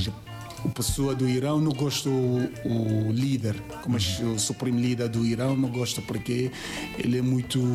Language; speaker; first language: Portuguese; non-native, learner; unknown